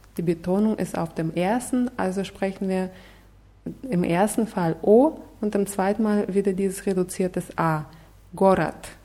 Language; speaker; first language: German; non-native, fluent; Russian